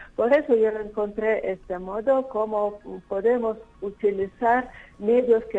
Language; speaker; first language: Spanish; non-native, fluent; Russian